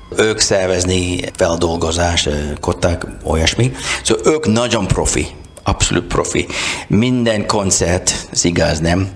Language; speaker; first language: Hungarian; non-native, learner; English